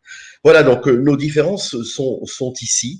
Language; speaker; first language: French; native; French